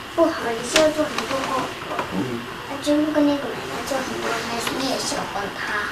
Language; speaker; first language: Chinese; early bilingual, heritage; Chinese